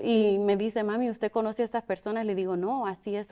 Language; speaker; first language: Spanish; early bilingual, other home language; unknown